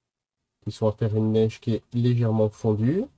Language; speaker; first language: French; native; French